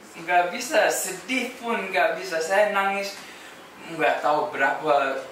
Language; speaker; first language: Indonesian; non-native, fluent; English